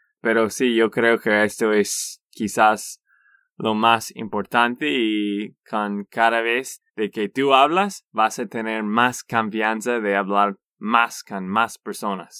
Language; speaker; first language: Spanish; non-native, learner; English